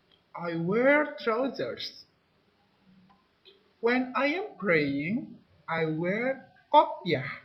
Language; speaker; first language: English; non-native, learner; Indonesian